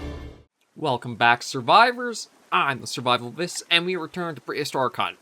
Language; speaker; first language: English; native; English